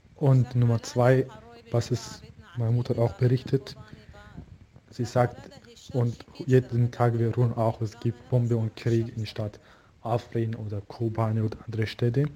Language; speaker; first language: German; non-native, learner; Kurdish